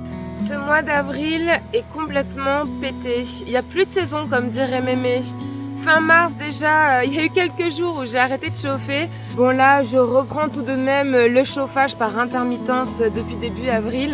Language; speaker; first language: French; native; French